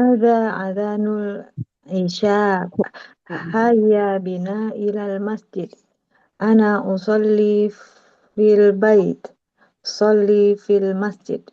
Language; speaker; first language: Arabic; non-native, learner; Indonesian